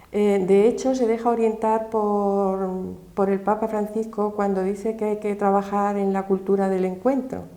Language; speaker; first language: Spanish; native; Spanish